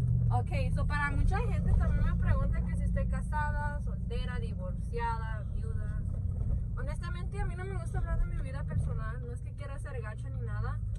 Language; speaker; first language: Spanish; native; Spanish